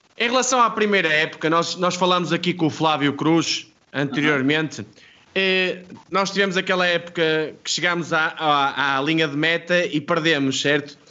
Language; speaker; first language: Portuguese; native; Portuguese